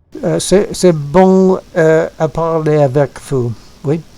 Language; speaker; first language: French; non-native, learner; English